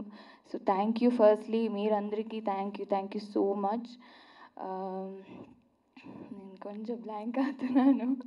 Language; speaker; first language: Telugu; non-native, learner; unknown